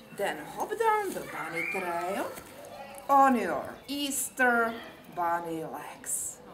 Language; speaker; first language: English; non-native, fluent; Czech